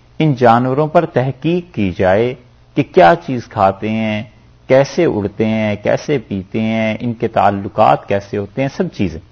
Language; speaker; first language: Urdu; native; Urdu